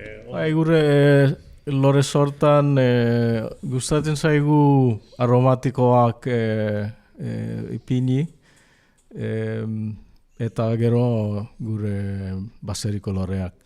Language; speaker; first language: Basque; non-native, learner; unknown